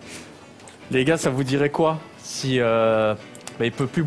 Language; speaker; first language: French; native; French